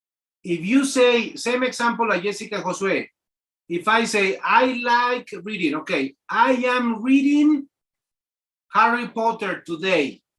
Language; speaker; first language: English; non-native, fluent; Spanish